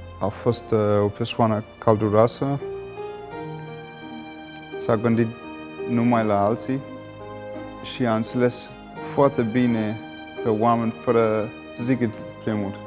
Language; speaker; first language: Romanian; non-native, fluent; English